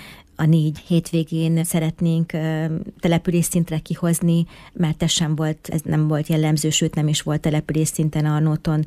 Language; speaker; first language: Hungarian; native; Hungarian